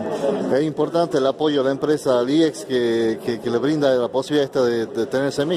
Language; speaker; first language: Spanish; native; Spanish